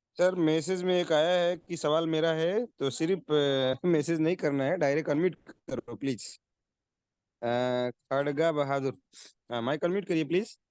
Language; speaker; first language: Hindi; native; Hindi